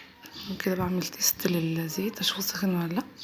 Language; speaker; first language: Arabic; native; Arabic